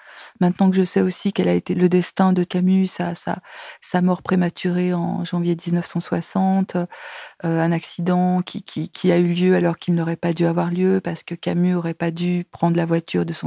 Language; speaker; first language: French; native; French